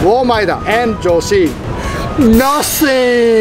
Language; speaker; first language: Chinese; non-native, fluent; Japanese